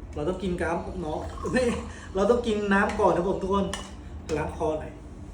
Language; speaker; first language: Thai; non-native, local second language; Northern Khmer